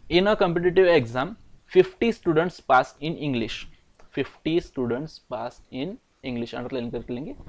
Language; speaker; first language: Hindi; non-native, local second language; Marathi